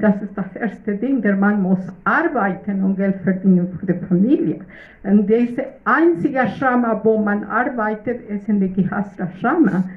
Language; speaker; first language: German; non-native, fluent; Russian